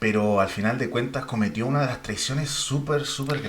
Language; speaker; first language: Spanish; native; Spanish